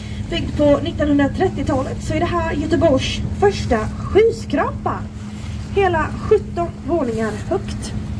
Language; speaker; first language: Swedish; native; Swedish